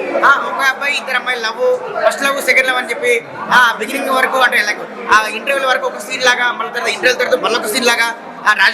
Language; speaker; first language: Telugu; native; Telugu